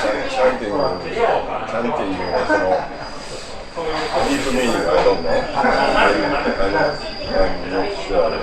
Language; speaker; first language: English; non-native, learner; Japanese